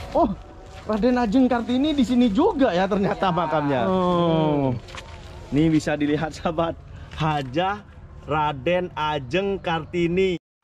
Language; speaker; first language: Indonesian; non-native, local second language; Madurese